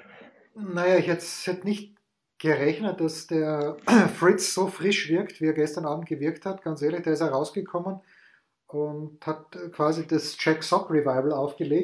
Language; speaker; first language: German; native; German